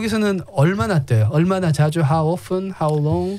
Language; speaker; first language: Korean; native; Korean